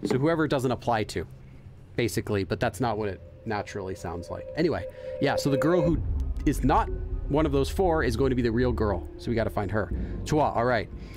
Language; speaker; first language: English; native; English